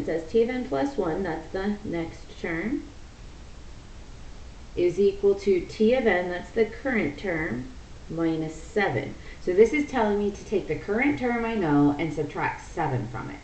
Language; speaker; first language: English; native; English